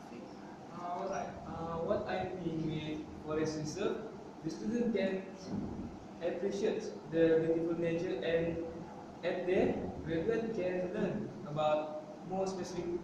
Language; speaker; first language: English; non-native, learner; Malay